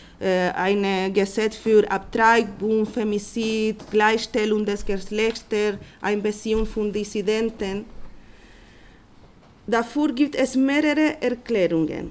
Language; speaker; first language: German; non-native, learner; Spanish